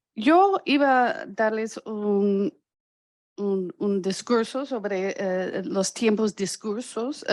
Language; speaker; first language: Spanish; non-native, fluent; English